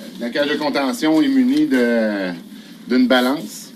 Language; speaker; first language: French; native; French